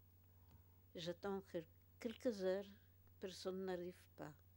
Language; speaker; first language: French; non-native, fluent; Polish